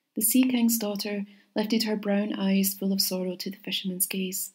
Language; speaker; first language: English; native; English